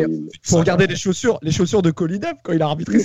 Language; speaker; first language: French; native; French